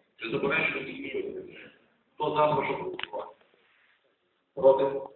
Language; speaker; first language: Ukrainian; native; Ukrainian